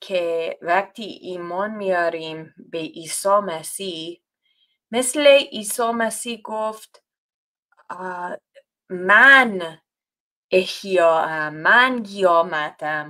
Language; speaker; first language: Persian; non-native, fluent; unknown